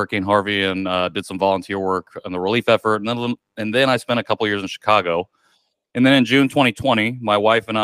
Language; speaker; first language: English; native; English